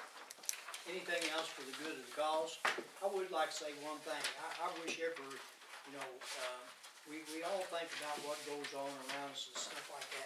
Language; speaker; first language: English; native; English